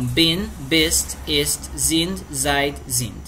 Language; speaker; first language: German; non-native, learner; Portuguese